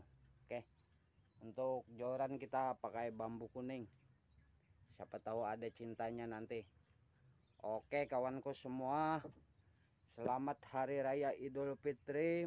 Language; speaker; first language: Indonesian; native; Indonesian